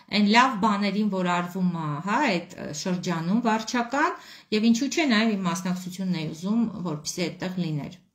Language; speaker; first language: Armenian; native; Armenian